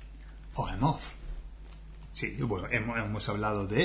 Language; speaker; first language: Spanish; non-native, fluent; English